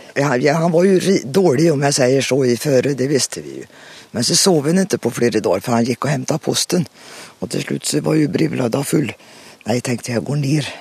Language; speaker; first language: Swedish; native; Swedish